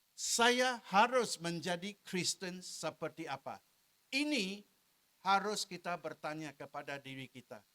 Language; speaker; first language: Malay; non-native, local second language; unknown